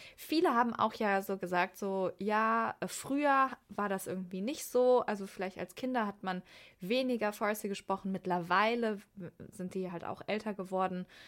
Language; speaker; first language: German; native; German